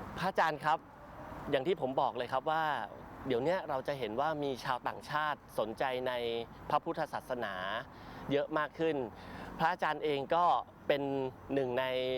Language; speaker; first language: Thai; native; Thai